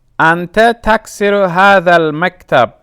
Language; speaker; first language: Arabic; non-native, fluent; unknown